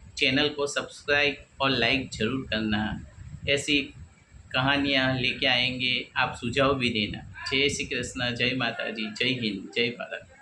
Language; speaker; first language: Hindi; non-native, local second language; Gujarati